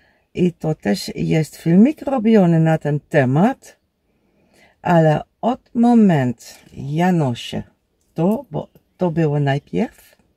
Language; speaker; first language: Polish; non-native, learner; Dutch